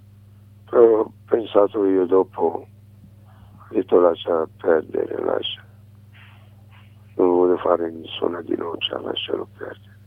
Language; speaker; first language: Italian; non-native, learner; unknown